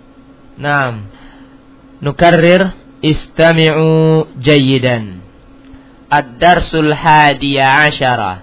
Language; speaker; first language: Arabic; non-native, fluent; Indonesian